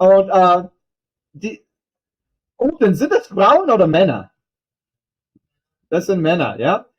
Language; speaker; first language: German; non-native, fluent; English